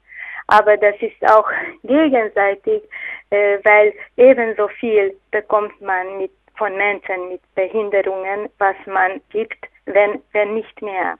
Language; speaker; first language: German; non-native, fluent; Hungarian